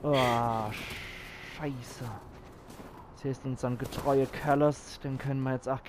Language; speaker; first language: German; native; German